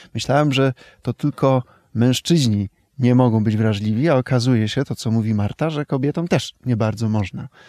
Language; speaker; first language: Polish; native; Polish